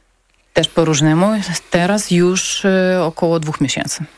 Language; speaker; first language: Polish; non-native, local second language; Ukrainian